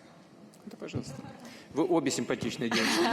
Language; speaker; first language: Russian; native; Russian